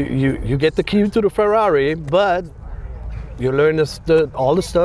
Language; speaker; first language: English; non-native, fluent; German